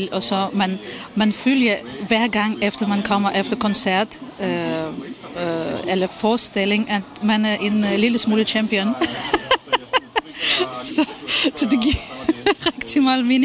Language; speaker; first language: Danish; non-native, fluent; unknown